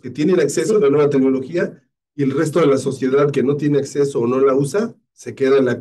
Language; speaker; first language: Spanish; native; Spanish